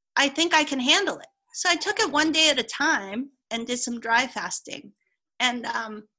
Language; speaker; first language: English; non-native, local second language; Cantonese